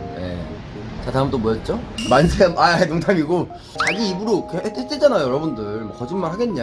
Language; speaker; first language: Korean; native; Korean